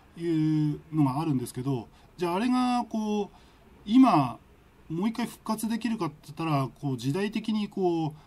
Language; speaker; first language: Japanese; native; Japanese